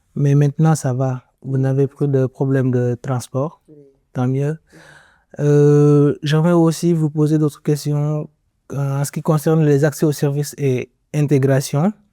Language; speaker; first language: French; native; French